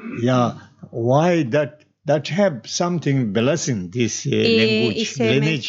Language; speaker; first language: English; non-native, learner; Tibetan